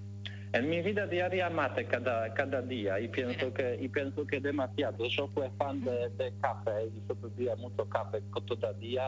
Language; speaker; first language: Spanish; non-native, learner; Polish